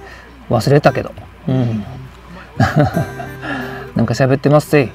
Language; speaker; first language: Japanese; native; Japanese